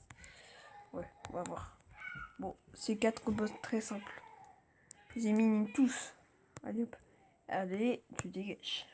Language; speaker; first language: French; native; French